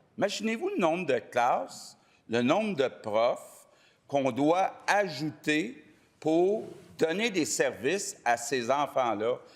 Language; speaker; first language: French; native; French